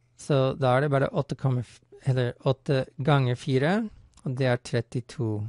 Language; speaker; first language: Norwegian; non-native, fluent; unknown